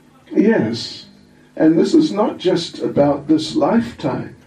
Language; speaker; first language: English; native; English